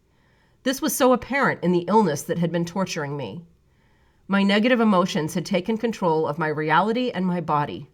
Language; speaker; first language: English; native; English